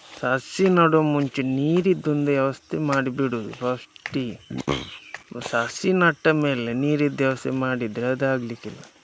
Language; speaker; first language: Kannada; non-native, local second language; Tulu